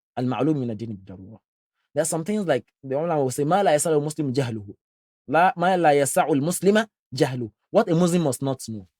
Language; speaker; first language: English; non-native, local second language; Yoruba